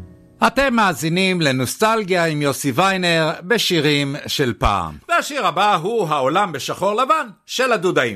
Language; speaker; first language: Hebrew; native; Hebrew